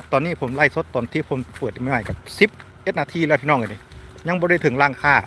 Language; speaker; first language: Thai; native; Thai